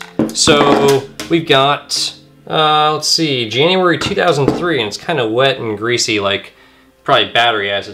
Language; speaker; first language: English; native; English